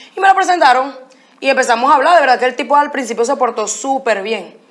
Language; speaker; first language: Spanish; native; Spanish